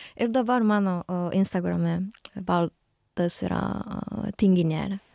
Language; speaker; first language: Lithuanian; non-native, learner; Japanese